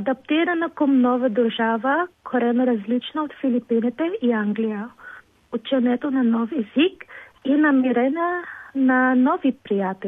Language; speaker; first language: Bulgarian; non-native, learner; Filipino